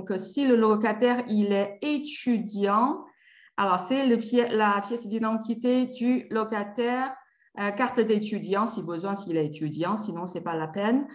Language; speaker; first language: French; native; French